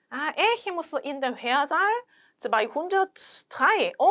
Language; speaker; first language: German; non-native, fluent; Korean